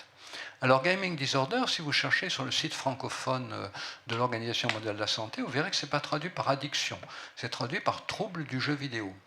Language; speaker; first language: French; native; French